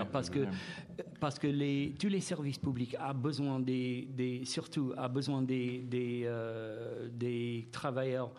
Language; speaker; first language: French; non-native, fluent; English